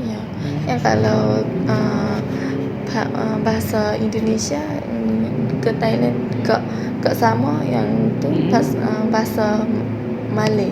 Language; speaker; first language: Indonesian; non-native, learner; Malay